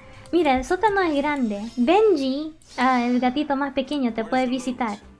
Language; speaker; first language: Spanish; early bilingual, heritage; Spanish